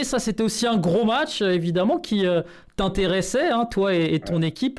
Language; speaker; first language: French; native; French